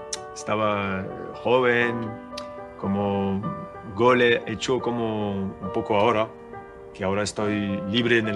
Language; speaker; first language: Spanish; non-native, learner; French